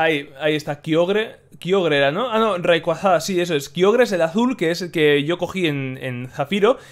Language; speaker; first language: Spanish; native; Spanish